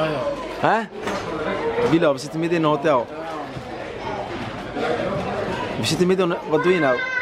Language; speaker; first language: Dutch; native; Dutch